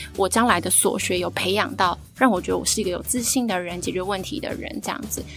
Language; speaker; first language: Chinese; native; Chinese